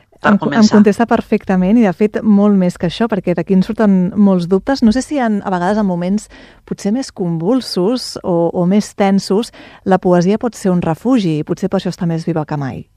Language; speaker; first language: Catalan; native; Catalan